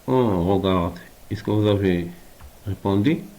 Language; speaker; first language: French; non-native, local second language; Arabic